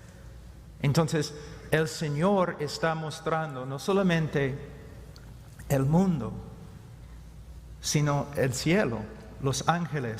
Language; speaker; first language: Spanish; non-native, fluent; English